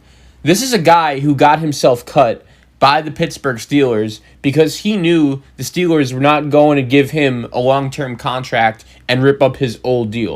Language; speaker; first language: English; native; English